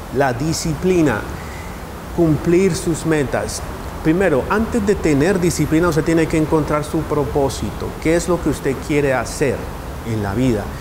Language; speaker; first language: Spanish; native; Spanish